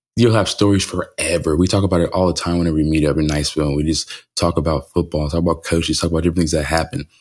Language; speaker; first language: English; native; English